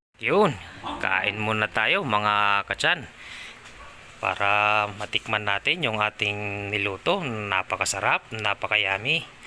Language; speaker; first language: Filipino; native; Filipino